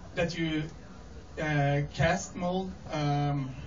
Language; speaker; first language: English; non-native, fluent; Swedish